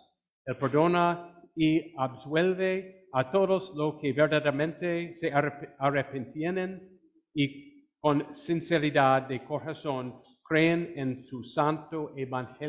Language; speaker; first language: Spanish; non-native, fluent; English